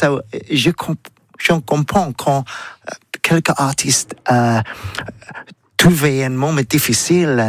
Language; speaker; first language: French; non-native, learner; English